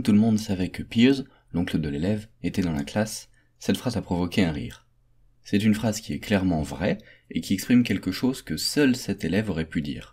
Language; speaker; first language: French; non-native, fluent; English